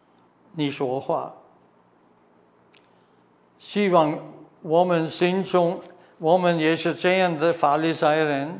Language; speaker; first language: Chinese; non-native, fluent; German